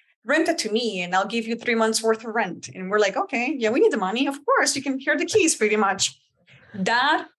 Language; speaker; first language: English; early bilingual, other home language; Spanish